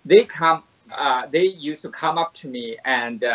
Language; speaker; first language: English; non-native, fluent; Chinese